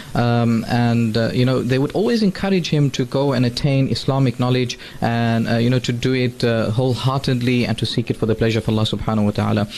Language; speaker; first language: English; native; English